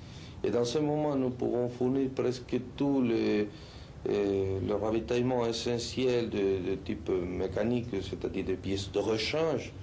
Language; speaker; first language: French; non-native, fluent; Spanish